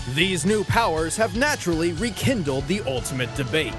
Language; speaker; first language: English; native; English